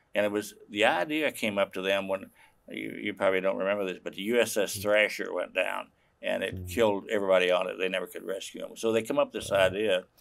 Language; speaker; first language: English; native; English